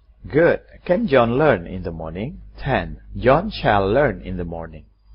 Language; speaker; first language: English; non-native, fluent; Indonesian